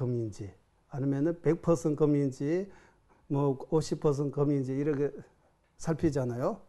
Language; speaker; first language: Korean; non-native, fluent; Tibetan